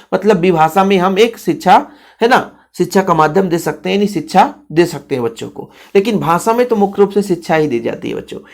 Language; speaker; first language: Hindi; native; Hindi